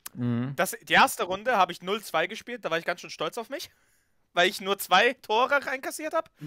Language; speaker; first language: German; early bilingual, other home language; Ukrainian